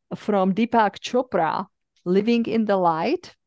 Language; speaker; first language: English; non-native, fluent; Czech